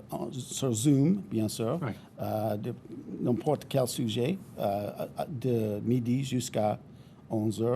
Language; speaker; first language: French; non-native, fluent; English